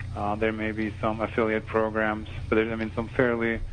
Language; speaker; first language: English; non-native, fluent; Norwegian